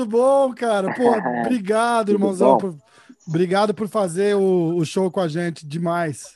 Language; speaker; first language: Portuguese; native; Portuguese